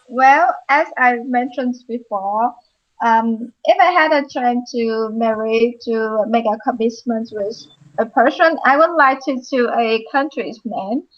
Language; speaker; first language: English; non-native, fluent; Vietnamese